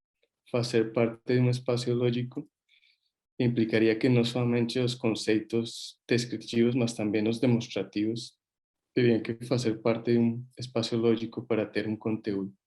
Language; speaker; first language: Portuguese; non-native, fluent; Spanish